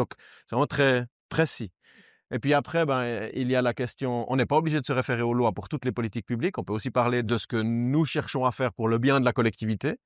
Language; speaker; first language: French; native; French